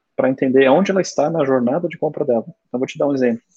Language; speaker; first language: Portuguese; early bilingual, other home language; German